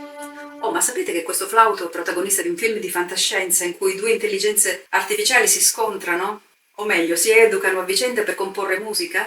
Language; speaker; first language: Italian; native; Italian